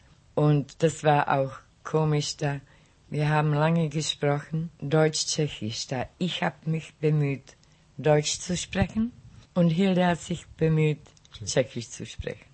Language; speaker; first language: German; non-native, local second language; Czech